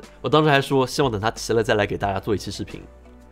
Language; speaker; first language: Chinese; native; Chinese